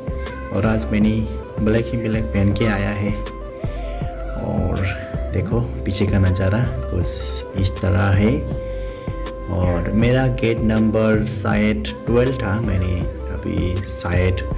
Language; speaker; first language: Hindi; non-native, local second language; Kok Borok